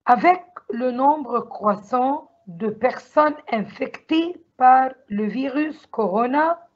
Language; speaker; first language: French; non-native, learner; Arabic